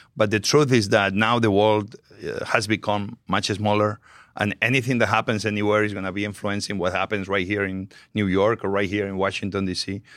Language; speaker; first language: English; non-native, fluent; Spanish